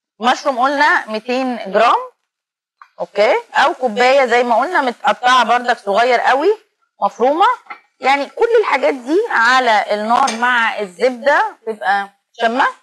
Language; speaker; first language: Arabic; native; Arabic